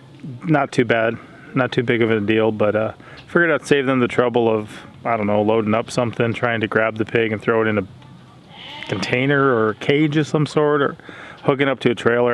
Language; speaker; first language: English; native; English